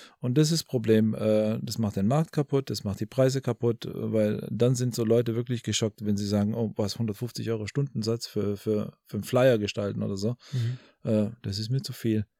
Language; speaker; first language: German; early bilingual, other home language; Albanian